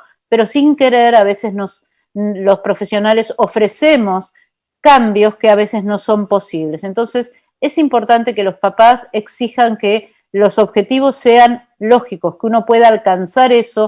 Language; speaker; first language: Spanish; native; Spanish